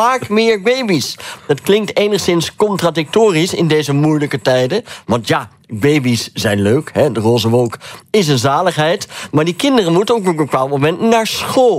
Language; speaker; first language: Dutch; native; Dutch